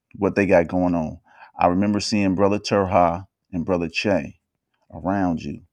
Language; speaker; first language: English; native; English